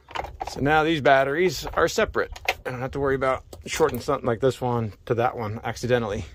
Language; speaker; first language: English; native; English